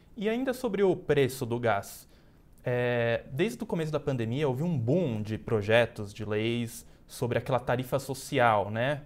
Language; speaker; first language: Portuguese; native; Portuguese